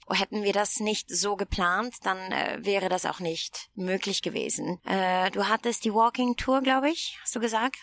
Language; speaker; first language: German; non-native, fluent; Greek